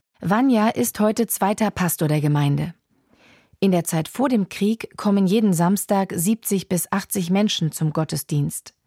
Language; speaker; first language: German; native; German